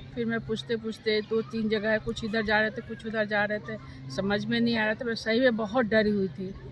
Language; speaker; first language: Hindi; native; Hindi